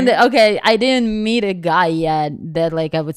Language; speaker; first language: English; non-native, learner; Ukrainian